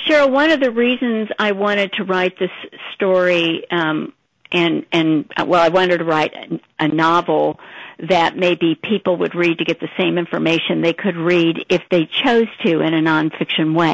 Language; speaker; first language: English; native; English